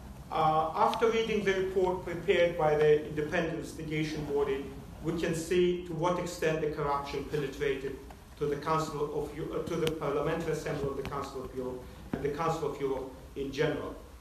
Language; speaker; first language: English; non-native, fluent; Azerbaijani